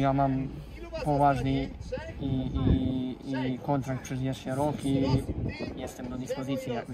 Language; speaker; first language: Polish; non-native, fluent; Serbian